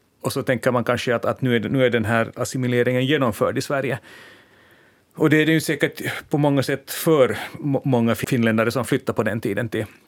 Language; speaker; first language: Swedish; native; Swedish